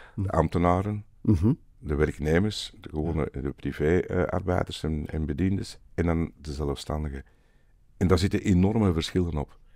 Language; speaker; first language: Dutch; native; Dutch